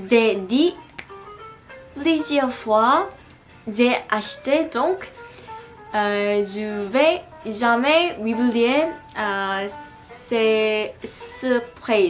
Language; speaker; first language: French; non-native, learner; Korean